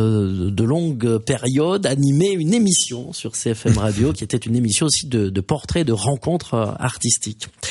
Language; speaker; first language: French; native; French